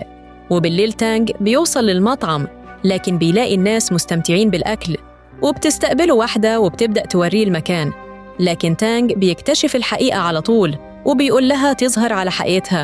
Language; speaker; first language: Arabic; native; Arabic